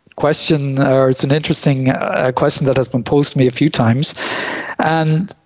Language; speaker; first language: English; native; English